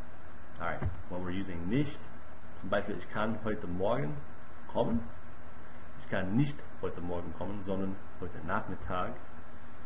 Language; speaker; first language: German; non-native, fluent; English